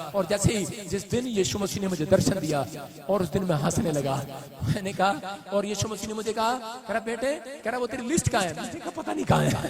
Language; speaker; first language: Hindi; non-native, local second language; Punjabi